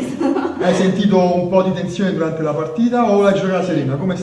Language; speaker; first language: Italian; native; Italian